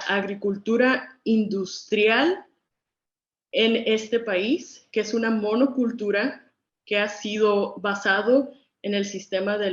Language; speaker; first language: Spanish; early bilingual, other home language; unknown